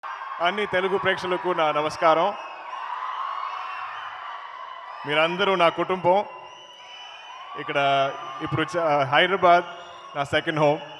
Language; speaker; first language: Telugu; non-native, learner; Malayalam